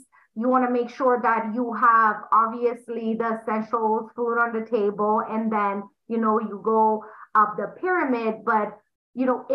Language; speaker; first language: English; non-native, fluent; Romanian